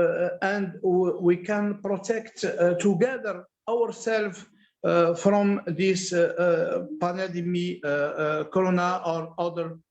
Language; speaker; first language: English; non-native, learner; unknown